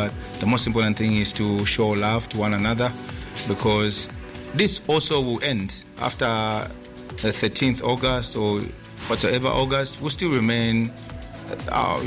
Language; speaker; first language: English; non-native, local second language; Nyanja